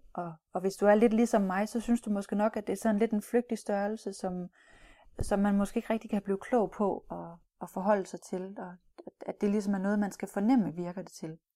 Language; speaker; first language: Danish; native; Danish